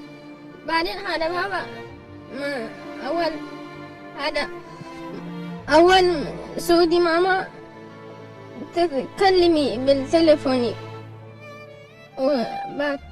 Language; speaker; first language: Arabic; non-native, learner; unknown